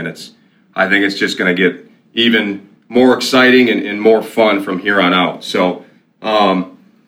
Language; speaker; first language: English; native; English